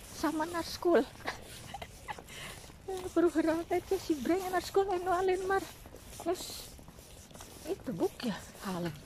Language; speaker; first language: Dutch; non-native, learner; Indonesian